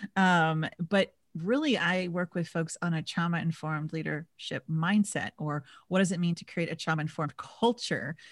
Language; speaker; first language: English; native; English